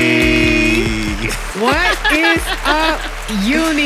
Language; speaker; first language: English; native; English